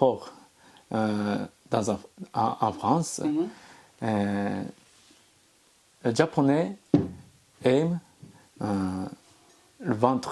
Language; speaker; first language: French; non-native, learner; Japanese